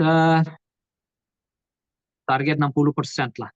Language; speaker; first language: Indonesian; non-native, learner; Portuguese